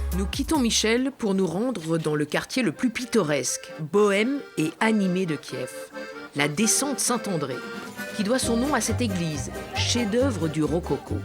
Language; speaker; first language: French; native; French